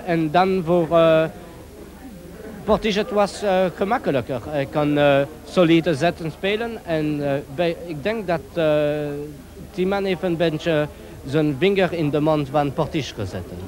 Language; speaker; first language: Dutch; non-native, local second language; French